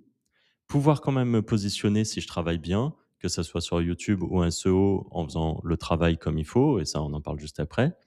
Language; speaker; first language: French; native; French